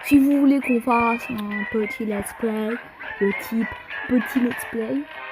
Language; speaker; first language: French; native; French